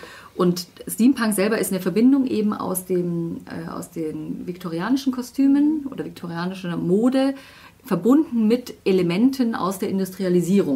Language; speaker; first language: German; native; German